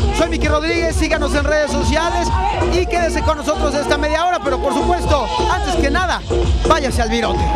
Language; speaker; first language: Spanish; native; Spanish